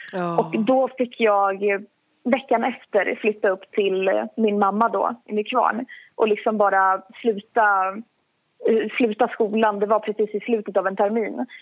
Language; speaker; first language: Swedish; native; Swedish